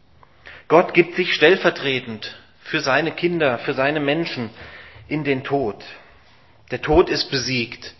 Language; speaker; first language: German; native; German